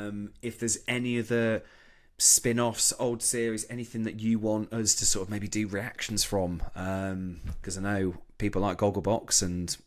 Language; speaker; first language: English; native; English